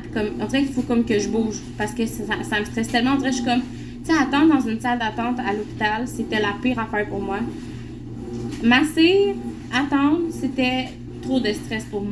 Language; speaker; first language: French; native; French